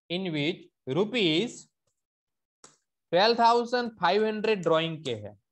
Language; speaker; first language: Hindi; non-native, local second language; Gujarati